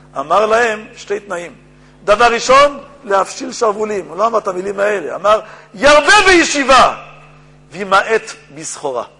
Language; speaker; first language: Hebrew; native; Hebrew